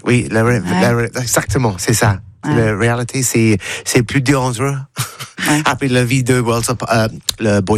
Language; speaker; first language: French; non-native, learner; English